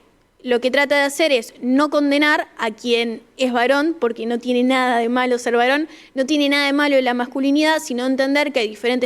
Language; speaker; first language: Spanish; native; Spanish